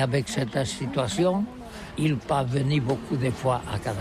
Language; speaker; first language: French; non-native, learner; Catalan